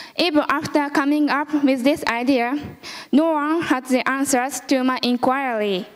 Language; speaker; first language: English; early bilingual, other home language; Japanese